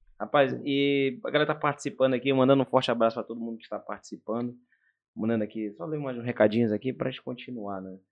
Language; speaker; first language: Portuguese; native; Portuguese